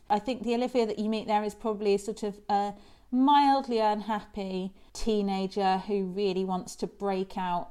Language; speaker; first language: English; native; English